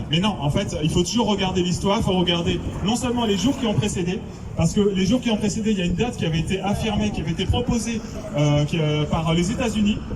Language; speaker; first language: French; native; French